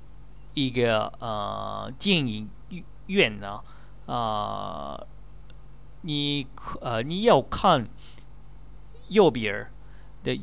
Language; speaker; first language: Chinese; non-native, learner; Japanese